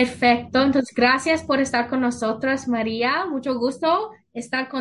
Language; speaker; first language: Spanish; non-native, learner; English